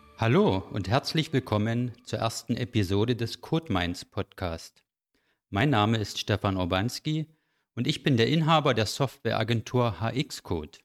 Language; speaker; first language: German; native; German